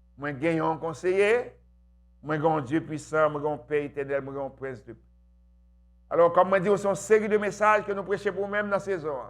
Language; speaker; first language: French; non-native, local second language; Haitian Creole